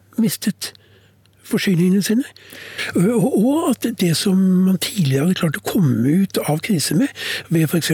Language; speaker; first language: Norwegian; native; Norwegian